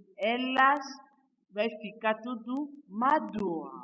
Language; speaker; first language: Portuguese; non-native, learner; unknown